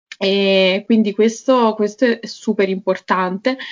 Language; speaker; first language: Italian; native; Italian